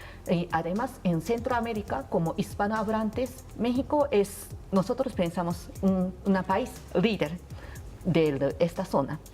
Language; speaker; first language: Spanish; non-native, learner; Japanese